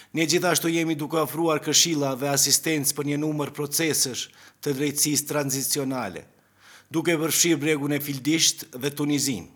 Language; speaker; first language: Albanian; native; Albanian